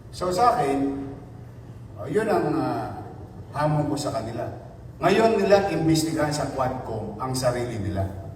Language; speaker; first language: Filipino; native; Filipino